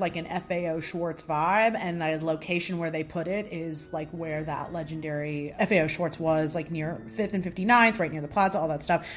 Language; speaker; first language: English; native; English